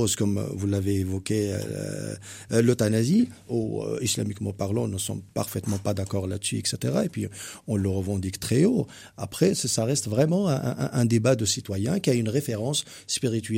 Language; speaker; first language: French; non-native, local second language; Arabic